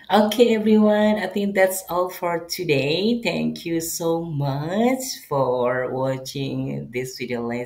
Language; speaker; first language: English; non-native, fluent; Indonesian